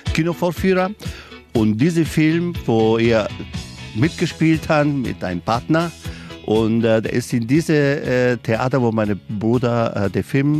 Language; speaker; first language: German; non-native, fluent; Italian